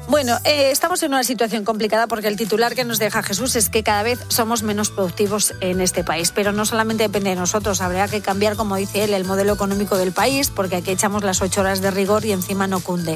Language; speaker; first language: Spanish; native; Spanish